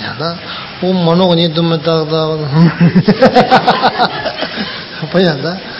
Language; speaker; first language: Russian; non-native, learner; Tibetan